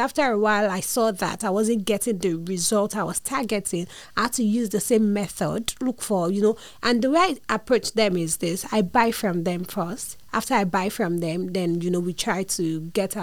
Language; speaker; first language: English; non-native, local second language; Yoruba